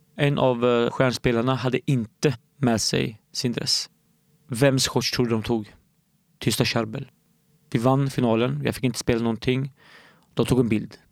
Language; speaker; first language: Swedish; early bilingual, other home language; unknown